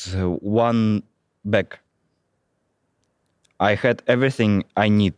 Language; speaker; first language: English; non-native, fluent; Russian